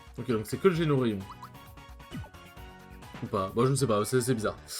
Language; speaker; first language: French; native; French